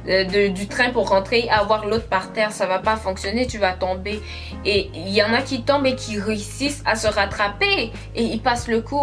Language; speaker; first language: French; native; French